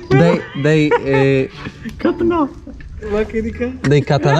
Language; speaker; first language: English; non-native, learner; Polish